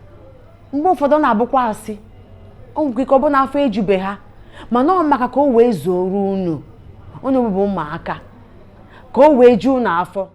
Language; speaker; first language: Igbo; native; Igbo